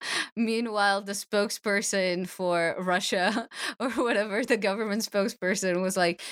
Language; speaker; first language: English; early bilingual, other home language; Russian